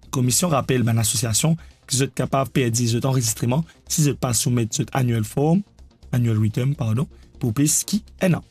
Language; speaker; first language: French; non-native, local second language; Morisyen